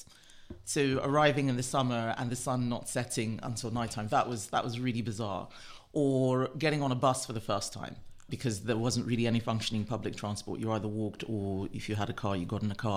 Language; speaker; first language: English; non-native, local second language; Yoruba